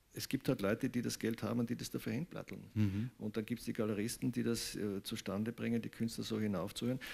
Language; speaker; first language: German; native; German